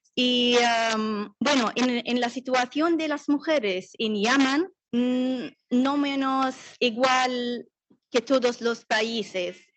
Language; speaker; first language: Spanish; non-native, learner; Arabic